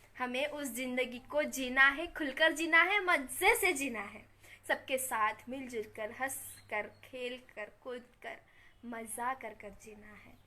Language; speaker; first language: Hindi; non-native, local second language; Marathi